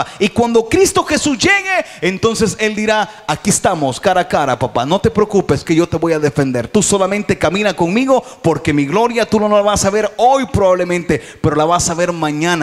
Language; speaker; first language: Spanish; native; Spanish